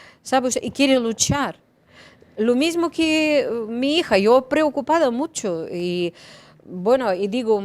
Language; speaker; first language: Spanish; non-native, learner; Ukrainian